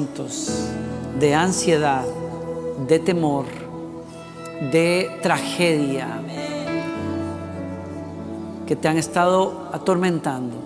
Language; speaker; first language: Spanish; native; Spanish